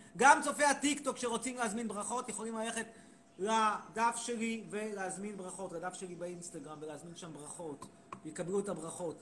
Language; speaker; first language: Hebrew; native; Hebrew